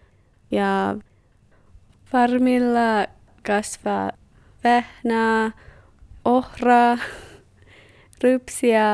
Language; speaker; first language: Finnish; non-native, learner; English